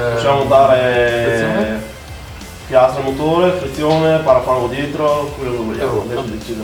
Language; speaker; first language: Italian; native; Italian